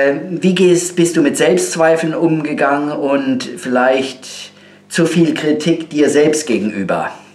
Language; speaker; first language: German; native; German